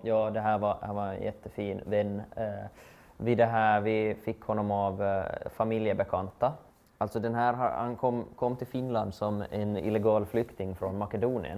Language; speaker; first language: Swedish; native; Swedish